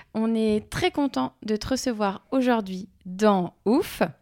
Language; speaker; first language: French; native; French